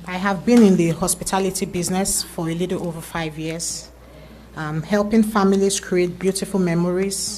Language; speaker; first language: English; native; English